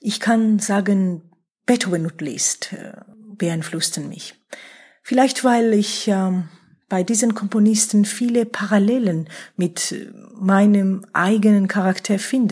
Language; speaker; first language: German; non-native, fluent; Georgian